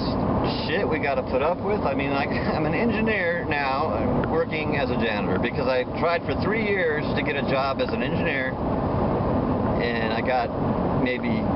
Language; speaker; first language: English; native; English